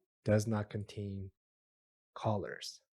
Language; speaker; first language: English; native; English